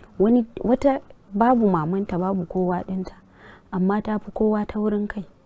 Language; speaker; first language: Hausa; non-native, local second language; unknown